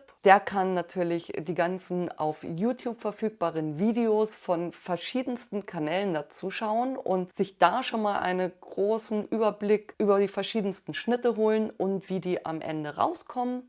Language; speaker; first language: German; native; German